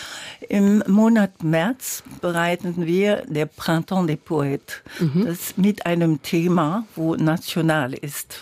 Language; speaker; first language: German; non-native, local second language; French